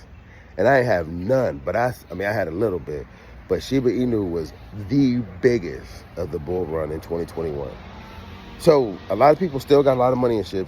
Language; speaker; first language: English; native; English